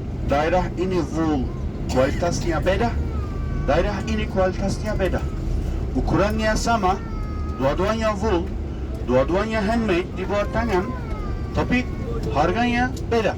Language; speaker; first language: Indonesian; non-native, fluent; Turkish